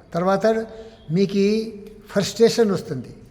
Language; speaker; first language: Telugu; non-native, learner; Hindi